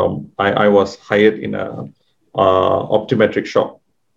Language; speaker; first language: English; non-native, local second language; Tamil